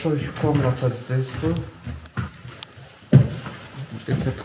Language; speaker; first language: Russian; non-native, local second language; Azerbaijani